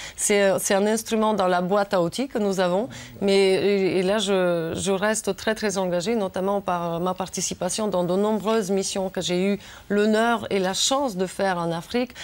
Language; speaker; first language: French; non-native, fluent; Bulgarian